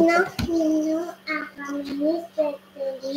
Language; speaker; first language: French; non-native, learner; Thai